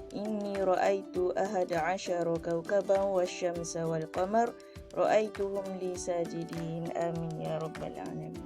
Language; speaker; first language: Malay; native; Malay